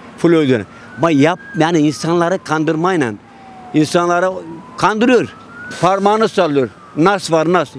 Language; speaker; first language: Turkish; native; Turkish